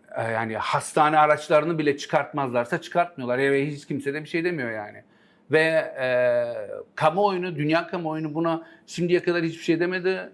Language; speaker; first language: Turkish; early bilingual, heritage; Turkish